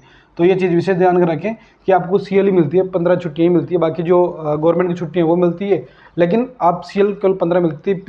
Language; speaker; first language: Hindi; native; Hindi